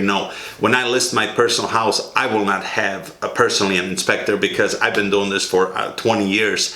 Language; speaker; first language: English; native; English